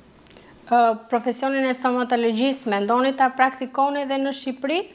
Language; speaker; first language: Albanian; native; Albanian